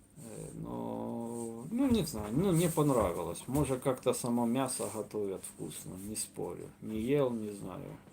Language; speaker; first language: Russian; native; Russian